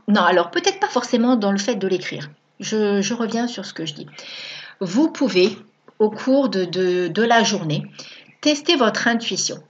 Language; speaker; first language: French; native; French